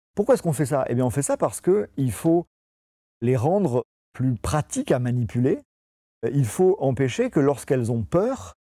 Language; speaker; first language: French; native; French